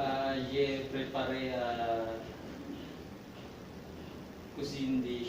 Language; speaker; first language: French; non-native, learner; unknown